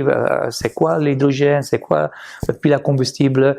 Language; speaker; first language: French; non-native, fluent; Dutch